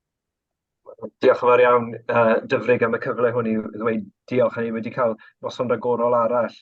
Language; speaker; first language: Welsh; native; Welsh